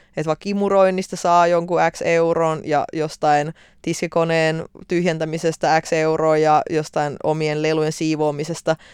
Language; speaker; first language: Finnish; early bilingual, other home language; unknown